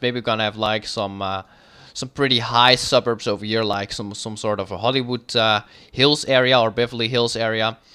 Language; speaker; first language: English; non-native, fluent; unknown